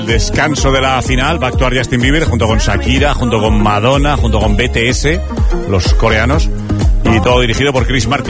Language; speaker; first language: Spanish; native; Spanish